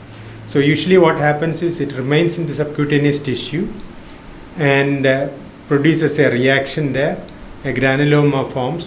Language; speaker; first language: English; non-native, local second language; Malayalam